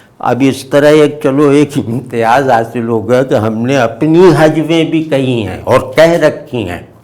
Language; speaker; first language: Urdu; native; Urdu